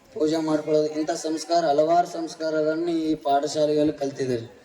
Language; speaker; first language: Kannada; non-native, fluent; Telugu